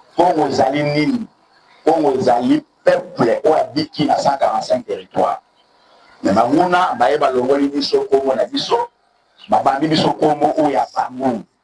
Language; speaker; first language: Lingala; non-native, local second language; Kongo